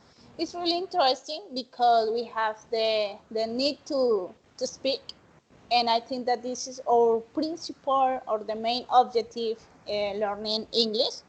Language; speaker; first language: English; non-native, learner; Spanish